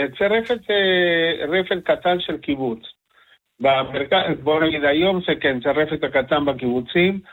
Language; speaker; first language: Hebrew; non-native, fluent; Spanish